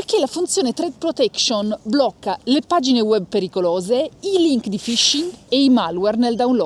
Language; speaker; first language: Italian; native; Italian